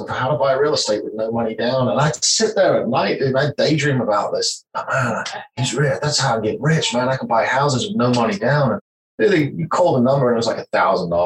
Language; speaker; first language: English; native; English